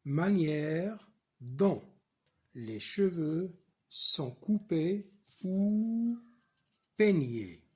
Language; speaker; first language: French; non-native, local second language; Arabic